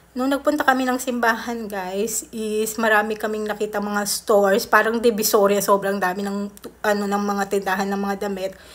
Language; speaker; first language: Filipino; native; Filipino